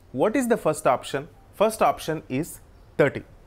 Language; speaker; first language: English; non-native, local second language; Telugu